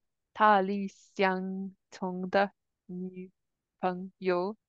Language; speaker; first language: Chinese; non-native, learner; English